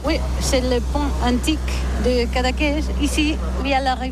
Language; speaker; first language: French; non-native, learner; Catalan